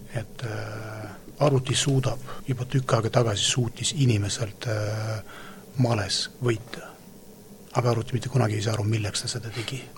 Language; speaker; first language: Estonian; non-native, local second language; Russian